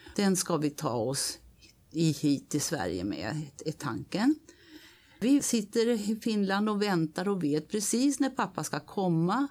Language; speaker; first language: Swedish; native; Swedish